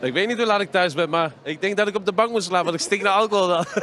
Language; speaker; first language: Dutch; native; Dutch